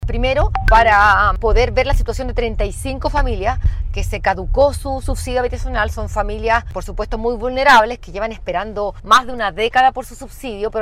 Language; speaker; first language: Spanish; native; Spanish